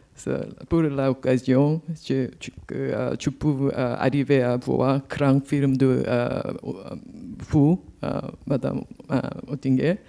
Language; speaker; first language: French; non-native, learner; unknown